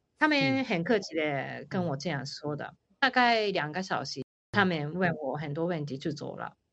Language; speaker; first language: Chinese; non-native, fluent; Japanese